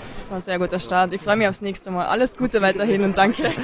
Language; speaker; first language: German; native; German